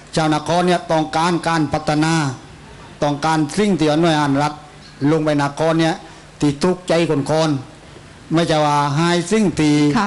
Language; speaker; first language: Thai; native; Thai